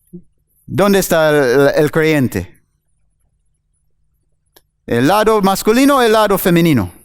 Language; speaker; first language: Spanish; non-native, learner; English